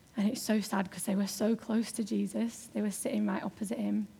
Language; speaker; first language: English; native; English